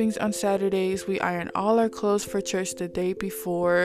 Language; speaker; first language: English; non-native, fluent; Samoan